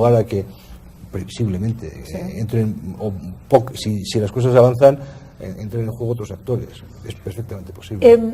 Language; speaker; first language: Spanish; native; Spanish